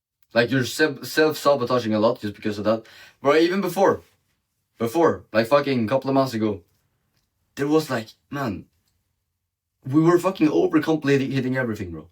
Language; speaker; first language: English; non-native, fluent; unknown